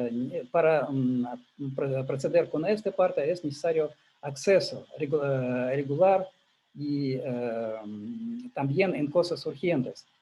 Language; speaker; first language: Spanish; non-native, learner; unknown